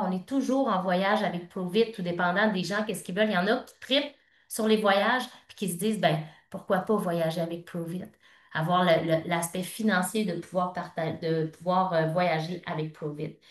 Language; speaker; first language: French; native; French